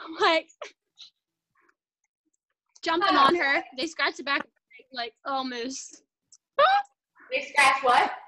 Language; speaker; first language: English; native; English